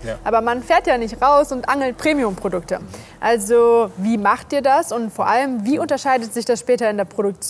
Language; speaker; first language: German; native; German